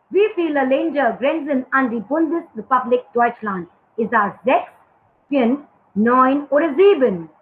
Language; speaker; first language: German; non-native, learner; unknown